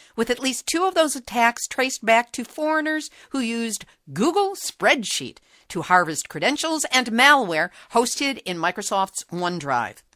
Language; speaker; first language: English; native; English